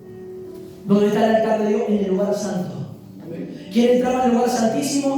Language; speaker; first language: Spanish; native; Spanish